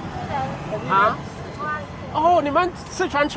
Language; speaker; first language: Chinese; non-native, fluent; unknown